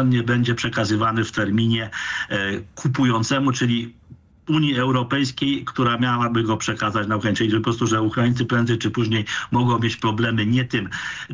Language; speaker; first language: Polish; native; Polish